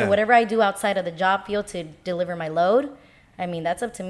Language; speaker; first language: English; native; English